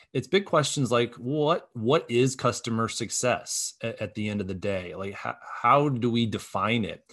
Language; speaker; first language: English; native; English